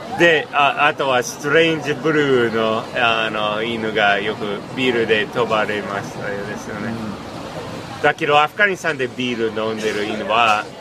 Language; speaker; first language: Japanese; non-native, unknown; English